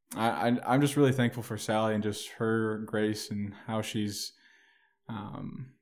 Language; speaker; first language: English; native; English